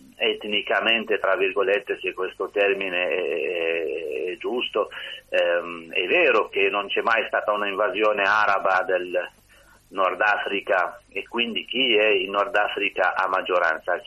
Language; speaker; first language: Italian; non-native, fluent; Kabyle